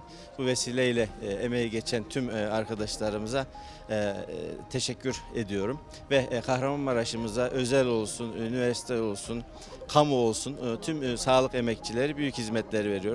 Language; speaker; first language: Turkish; native; Turkish